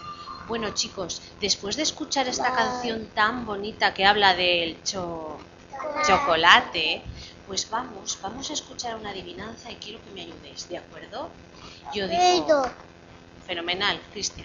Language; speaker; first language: Spanish; native; Spanish